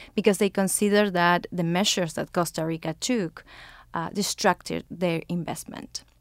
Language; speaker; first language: English; non-native, fluent; Spanish